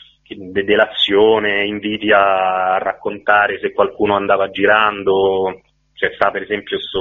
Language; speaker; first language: Italian; native; Italian